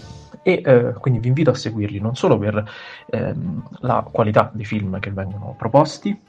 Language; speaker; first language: Italian; native; Italian